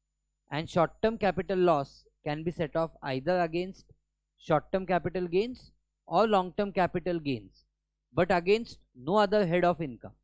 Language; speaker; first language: English; non-native, local second language; Hindi